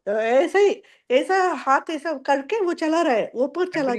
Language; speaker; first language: Hindi; non-native, local second language; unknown